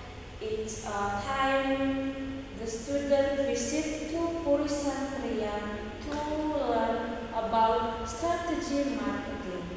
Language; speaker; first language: English; non-native, learner; Indonesian